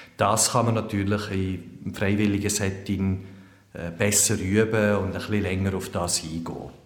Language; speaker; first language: German; native; German